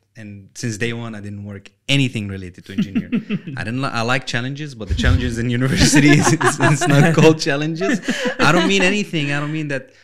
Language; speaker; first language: English; non-native, fluent; Arabic